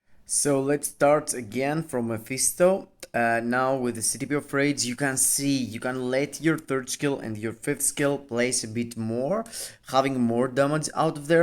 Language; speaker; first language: English; non-native, fluent; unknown